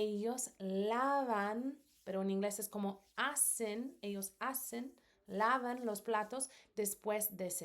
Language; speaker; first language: Spanish; non-native, fluent; English